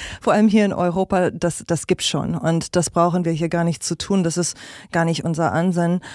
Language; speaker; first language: German; non-native, fluent; English